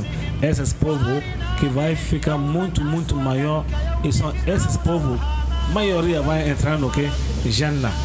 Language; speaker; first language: Portuguese; non-native, learner; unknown